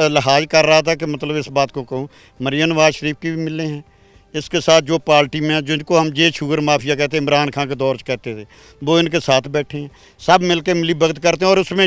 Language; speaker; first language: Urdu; non-native, local second language; Punjabi